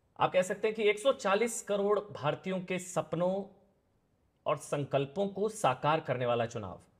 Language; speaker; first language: Hindi; native; Hindi